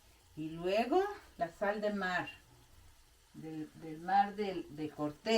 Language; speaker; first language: Spanish; native; Spanish